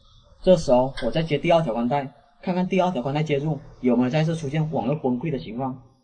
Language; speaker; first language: Chinese; native; Chinese